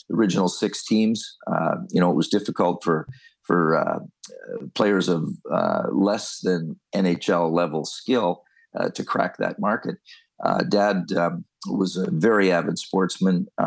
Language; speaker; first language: English; native; English